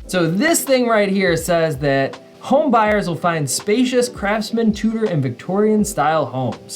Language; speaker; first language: English; native; English